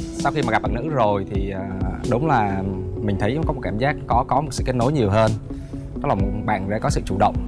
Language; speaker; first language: Vietnamese; native; Vietnamese